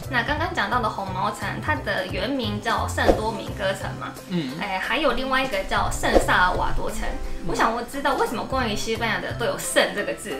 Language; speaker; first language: Chinese; non-native, fluent; Japanese